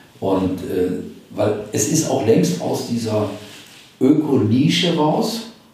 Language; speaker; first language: German; native; German